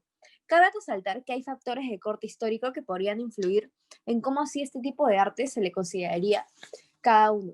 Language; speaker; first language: Spanish; native; Spanish